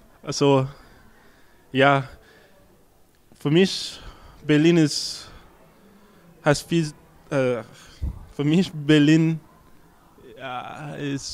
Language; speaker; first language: German; non-native, learner; English